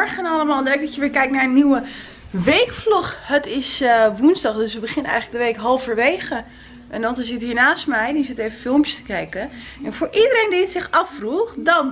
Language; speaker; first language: Dutch; native; Dutch